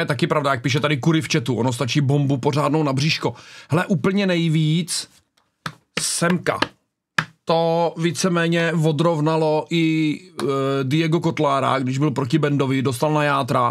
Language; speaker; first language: Czech; native; Czech